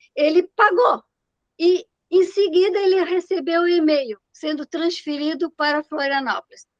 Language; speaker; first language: Portuguese; native; Portuguese